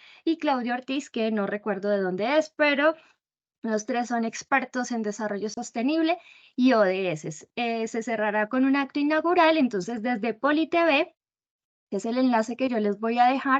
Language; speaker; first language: Spanish; native; Spanish